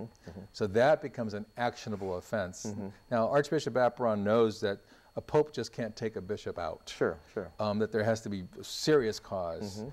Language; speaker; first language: English; native; English